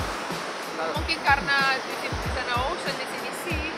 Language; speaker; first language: Indonesian; non-native, fluent; Romanian